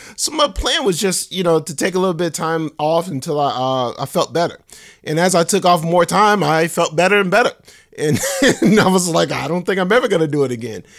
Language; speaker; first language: English; native; English